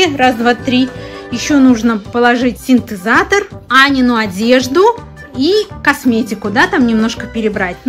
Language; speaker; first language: Russian; native; Russian